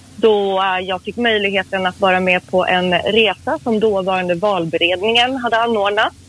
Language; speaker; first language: Swedish; early bilingual, other home language; Persian